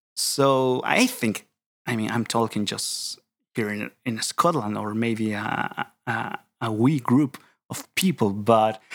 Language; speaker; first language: English; non-native, fluent; Spanish